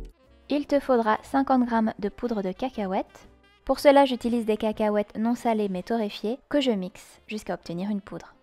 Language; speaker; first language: French; native; French